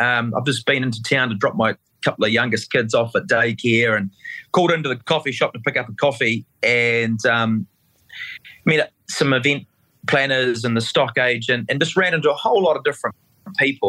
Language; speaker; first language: English; native; English